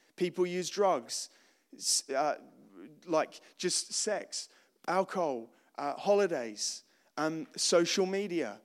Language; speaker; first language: English; native; English